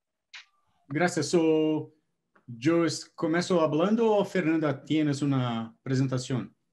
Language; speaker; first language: Spanish; non-native, learner; Portuguese